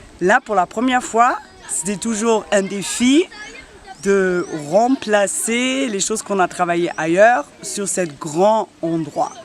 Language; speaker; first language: French; non-native, fluent; German